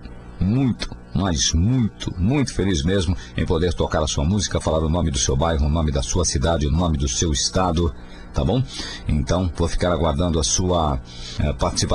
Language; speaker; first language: Portuguese; native; Portuguese